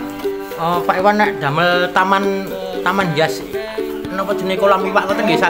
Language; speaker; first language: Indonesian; non-native, local second language; Javanese